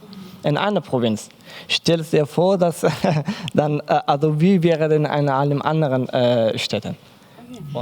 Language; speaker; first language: German; non-native, learner; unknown